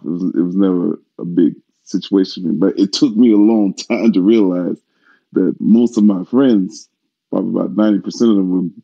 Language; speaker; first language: English; native; English